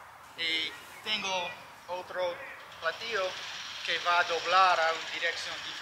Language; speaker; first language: Spanish; non-native, learner; English